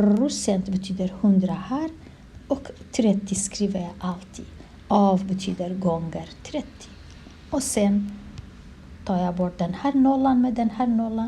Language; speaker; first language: Swedish; non-native, learner; Kurdish